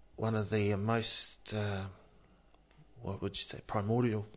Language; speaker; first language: English; native; English